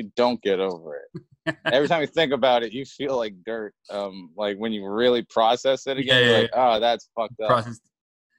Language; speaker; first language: English; native; English